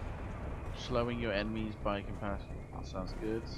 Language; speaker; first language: English; native; English